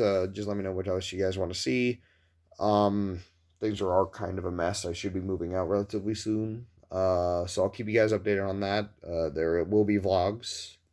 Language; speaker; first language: English; native; English